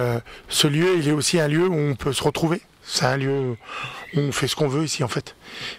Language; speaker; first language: French; native; French